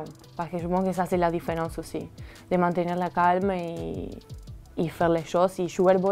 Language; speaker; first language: French; non-native, learner; Spanish